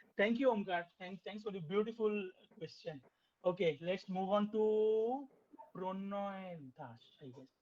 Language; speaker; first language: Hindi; non-native, local second language; Bangla